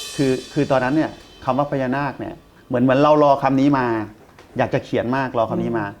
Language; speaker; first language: Thai; native; Thai